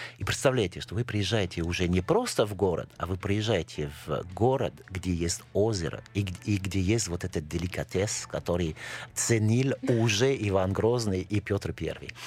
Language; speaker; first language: Russian; non-native, fluent; French